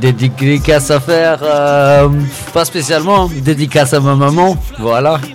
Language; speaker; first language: French; native; French